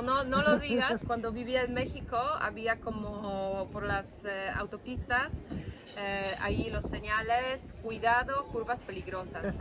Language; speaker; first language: Spanish; non-native, fluent; Polish